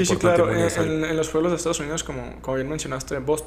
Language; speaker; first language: Spanish; native; Spanish